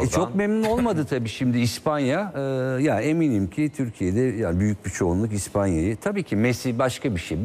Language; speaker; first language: Turkish; native; Turkish